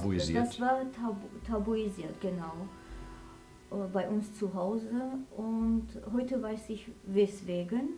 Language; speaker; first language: German; non-native, fluent; Armenian